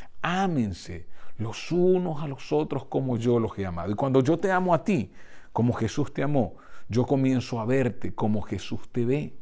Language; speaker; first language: Spanish; native; Spanish